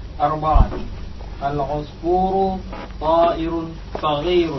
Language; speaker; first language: Arabic; non-native, learner; Indonesian